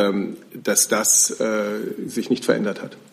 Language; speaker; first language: German; native; German